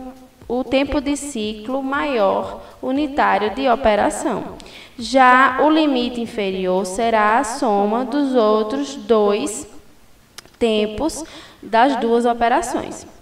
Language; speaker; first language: Portuguese; native; Portuguese